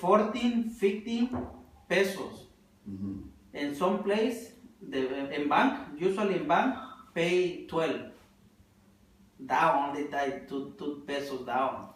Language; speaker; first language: English; non-native, learner; Spanish